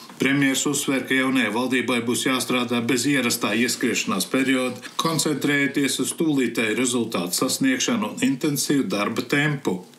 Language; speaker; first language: Latvian; early bilingual, heritage; Latvian